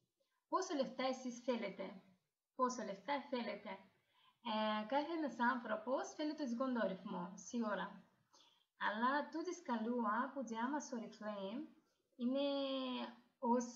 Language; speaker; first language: Greek; non-native, learner; Russian